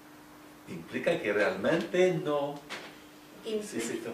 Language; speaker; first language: Spanish; non-native, fluent; French